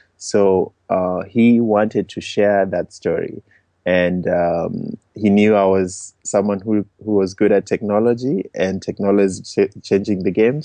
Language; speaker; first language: English; non-native, local second language; Luo (Kenya and Tanzania)